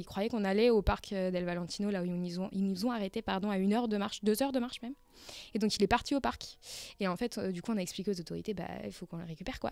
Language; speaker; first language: French; native; French